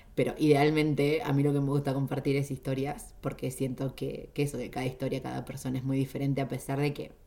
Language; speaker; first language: Spanish; native; Spanish